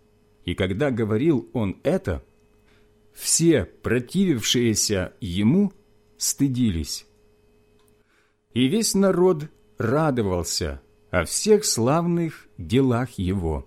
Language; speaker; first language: Russian; native; Russian